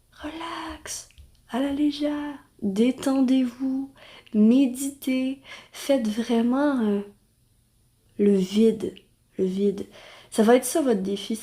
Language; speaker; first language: French; native; French